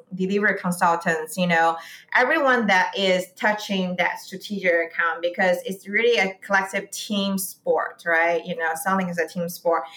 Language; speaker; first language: English; non-native, fluent; Chinese